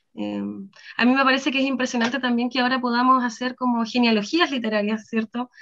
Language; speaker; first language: Spanish; native; Spanish